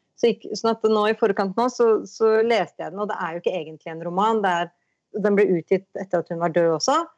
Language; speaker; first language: Norwegian; native; Norwegian